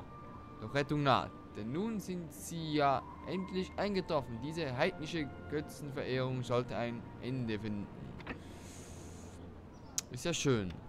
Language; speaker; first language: German; native; German